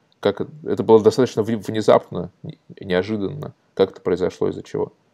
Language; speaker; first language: Russian; native; Russian